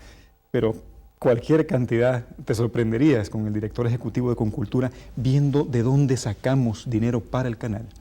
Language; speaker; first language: Spanish; native; Spanish